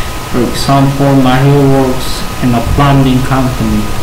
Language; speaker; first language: English; non-native, learner; Indonesian